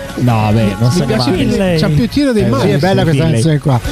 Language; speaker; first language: Italian; native; Italian